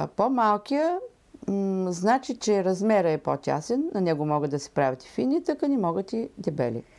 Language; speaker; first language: Bulgarian; native; Bulgarian